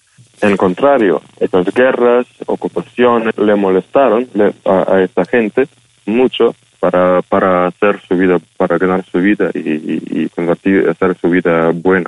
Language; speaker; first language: Spanish; non-native, fluent; Ukrainian